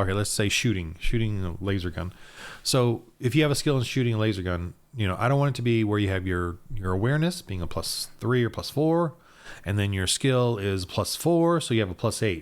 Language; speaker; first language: English; native; English